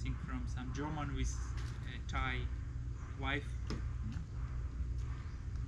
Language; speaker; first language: English; non-native, learner; German